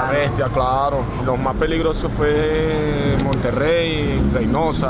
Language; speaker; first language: Spanish; native; Spanish